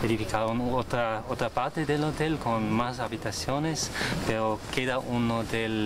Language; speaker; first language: Spanish; non-native, learner; German